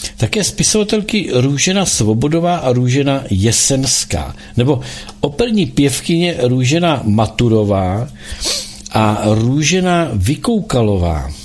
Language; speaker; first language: Czech; native; Czech